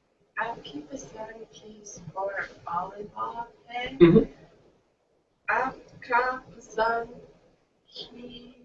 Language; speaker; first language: Hindi; non-native, learner; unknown